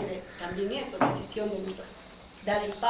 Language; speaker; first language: Spanish; native; Spanish